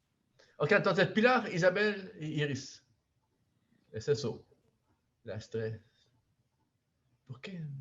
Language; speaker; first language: Spanish; non-native, learner; French